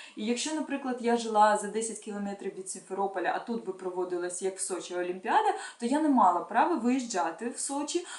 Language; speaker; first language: Ukrainian; non-native, local second language; Russian